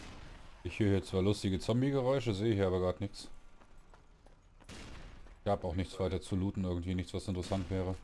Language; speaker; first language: German; native; German